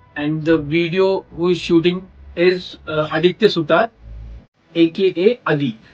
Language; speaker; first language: English; non-native, local second language; Marathi